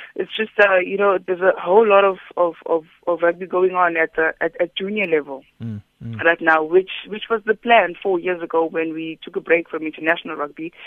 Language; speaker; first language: English; non-native, local second language; Xhosa